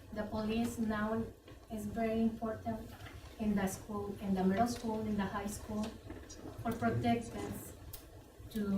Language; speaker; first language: English; non-native, learner; Spanish